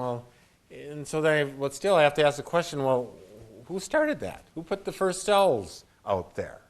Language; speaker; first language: English; native; English